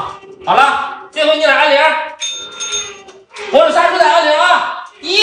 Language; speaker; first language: Chinese; native; Chinese